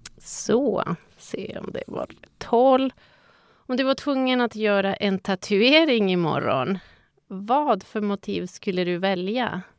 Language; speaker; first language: Swedish; non-native, fluent; Spanish